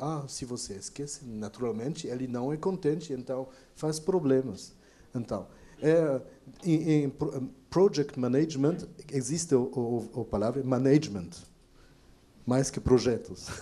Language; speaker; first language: Portuguese; non-native, fluent; French